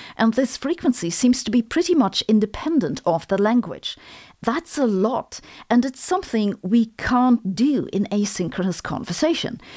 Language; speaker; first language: English; non-native, fluent; German